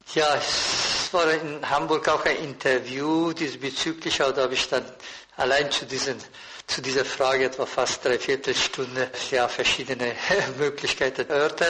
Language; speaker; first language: German; non-native, fluent; Persian